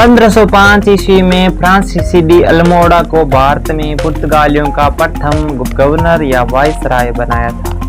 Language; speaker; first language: Hindi; native; Hindi